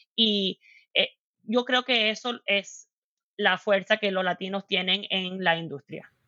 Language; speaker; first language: Spanish; early bilingual, heritage; Spanish